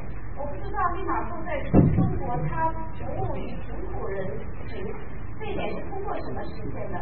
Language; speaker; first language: Chinese; native; Chinese